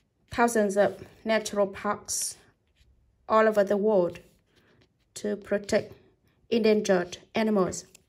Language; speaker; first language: English; non-native, fluent; Vietnamese